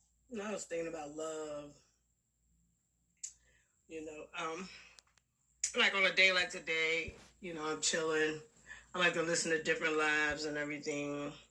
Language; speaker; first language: English; native; English